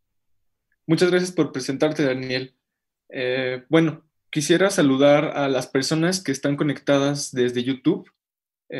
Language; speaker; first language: Spanish; native; Spanish